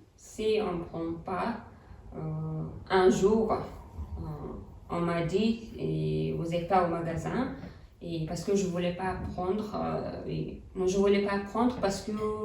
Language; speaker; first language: French; non-native, fluent; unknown